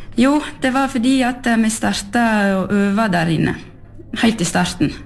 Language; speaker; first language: Norwegian; non-native, fluent; French